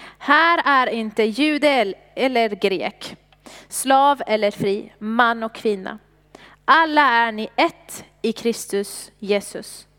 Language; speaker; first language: Swedish; non-native, fluent; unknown